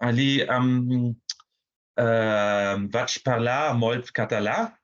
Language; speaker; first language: Spanish; non-native, fluent; German